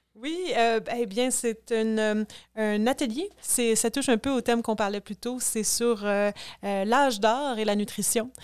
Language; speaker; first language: French; native; French